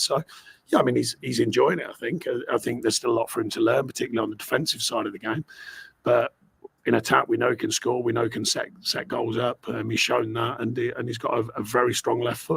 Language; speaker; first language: English; native; English